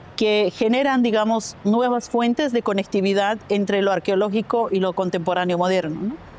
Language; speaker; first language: Spanish; native; Spanish